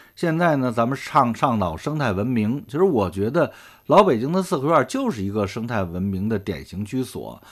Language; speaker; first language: Chinese; native; Chinese